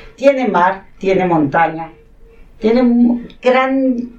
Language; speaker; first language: Spanish; non-native, local second language; Catalan